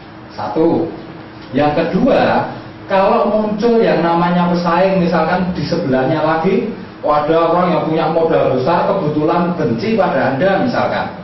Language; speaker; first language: Indonesian; native; Indonesian